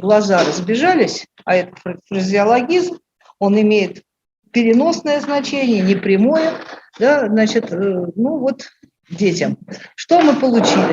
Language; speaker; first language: Russian; native; Russian